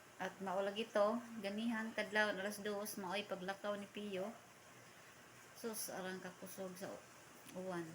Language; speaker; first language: Filipino; non-native, local second language; Cebuano